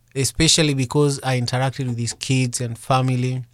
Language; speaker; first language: English; non-native, local second language; Luo (Kenya and Tanzania)